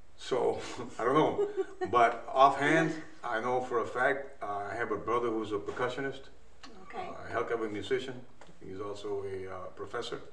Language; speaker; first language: English; native; English